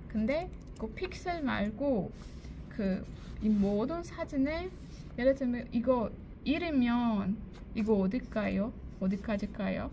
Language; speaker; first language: Korean; non-native, learner; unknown